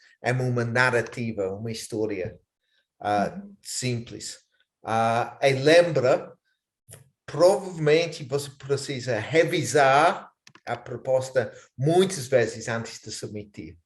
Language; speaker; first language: Portuguese; non-native, fluent; English